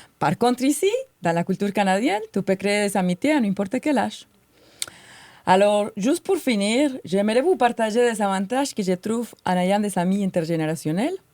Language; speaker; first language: French; non-native, fluent; Spanish